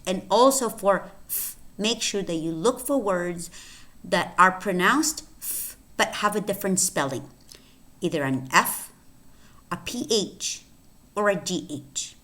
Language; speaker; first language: English; non-native, fluent; Spanish